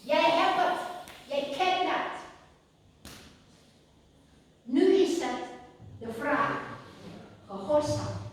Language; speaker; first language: Dutch; non-native, fluent; Indonesian